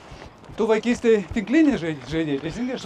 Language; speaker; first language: Lithuanian; native; Lithuanian